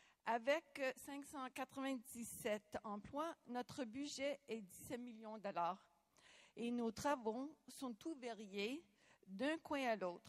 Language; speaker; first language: French; non-native, local second language; English